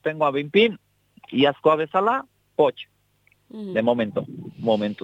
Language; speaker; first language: Basque; native; Basque